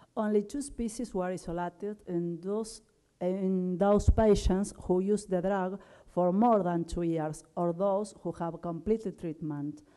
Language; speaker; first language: English; non-native, learner; Spanish